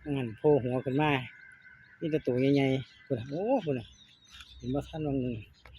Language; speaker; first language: Thai; native; Thai